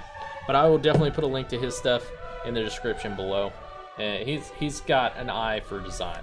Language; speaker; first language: English; native; English